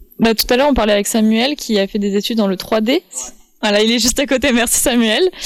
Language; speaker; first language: French; native; French